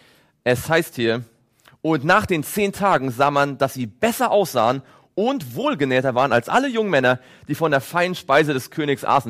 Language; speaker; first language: German; native; German